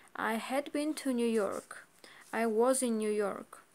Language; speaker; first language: English; non-native, fluent; Armenian